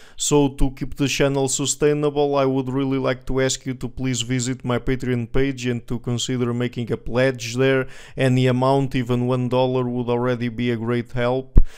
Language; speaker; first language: English; non-native, fluent; Portuguese